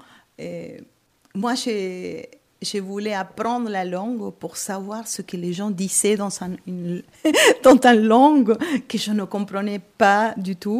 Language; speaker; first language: French; non-native, fluent; Spanish